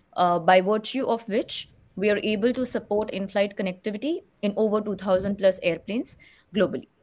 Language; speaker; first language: English; non-native, local second language; Hindi